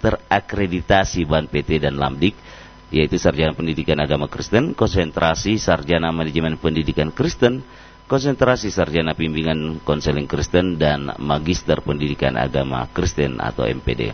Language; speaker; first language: Indonesian; native; Indonesian